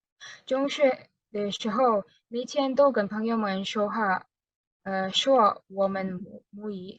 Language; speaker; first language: Chinese; non-native, learner; Indonesian